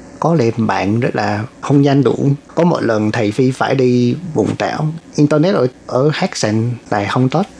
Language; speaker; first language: Vietnamese; non-native, learner; English